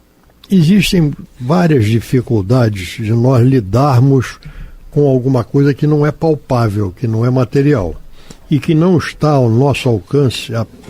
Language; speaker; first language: Portuguese; native; Portuguese